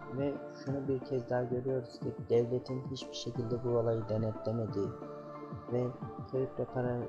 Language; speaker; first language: Turkish; native; Turkish